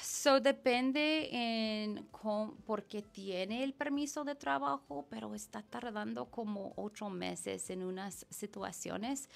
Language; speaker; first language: Spanish; non-native, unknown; English